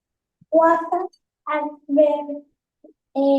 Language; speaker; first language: English; non-native, learner; Vietnamese